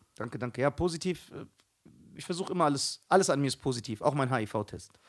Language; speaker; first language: German; early bilingual, other home language; Arabic